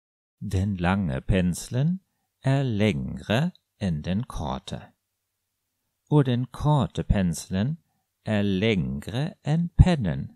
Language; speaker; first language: Norwegian; non-native, fluent; German